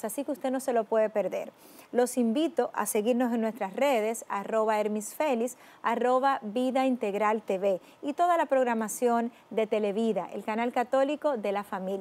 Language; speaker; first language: Spanish; native; Spanish